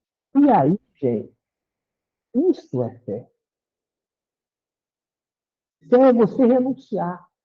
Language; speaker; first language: Portuguese; native; Portuguese